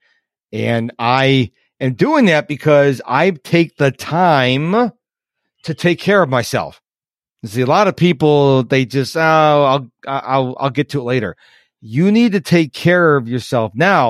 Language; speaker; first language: English; native; English